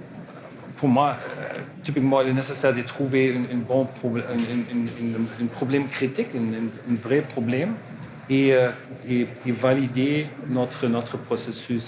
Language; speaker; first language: French; non-native, learner; German